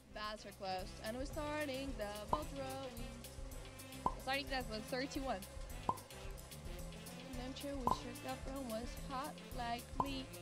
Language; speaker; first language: English; non-native, fluent; Latvian